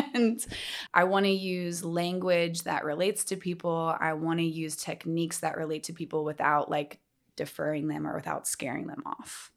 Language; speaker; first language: English; native; English